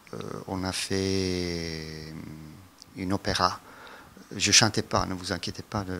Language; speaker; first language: French; non-native, fluent; Italian